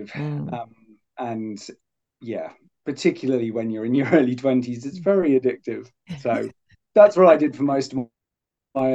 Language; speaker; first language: English; native; English